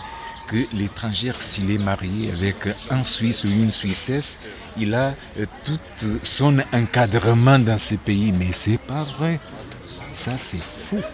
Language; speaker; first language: French; non-native, fluent; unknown